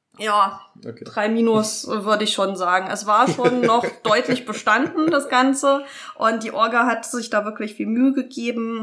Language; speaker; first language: German; native; German